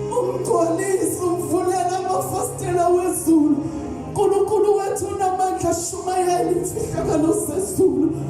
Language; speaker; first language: Zulu; non-native, local second language; Xhosa